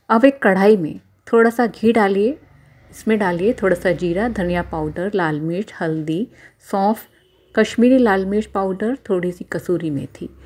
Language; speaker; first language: Hindi; native; Hindi